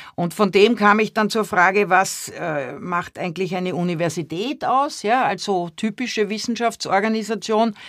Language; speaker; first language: German; native; German